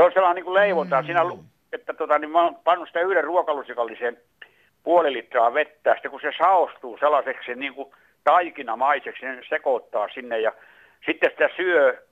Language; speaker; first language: Finnish; native; Finnish